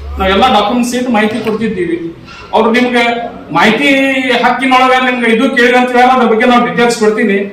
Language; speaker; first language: Kannada; non-native, local second language; Urdu